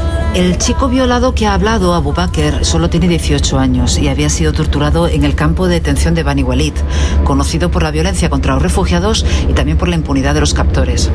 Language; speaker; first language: Spanish; native; Spanish